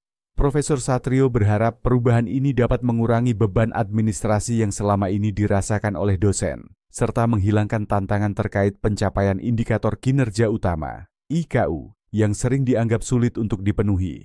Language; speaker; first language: Indonesian; native; Indonesian